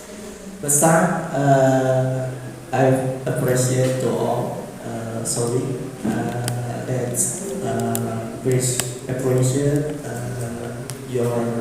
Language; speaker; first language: English; non-native, learner; Indonesian